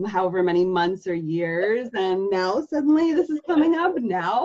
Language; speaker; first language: English; native; English